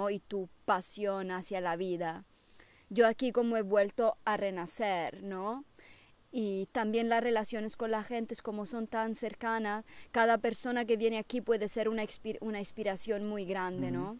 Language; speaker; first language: Spanish; non-native, fluent; Italian